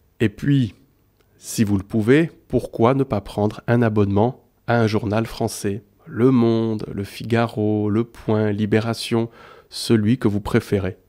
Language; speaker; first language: French; native; French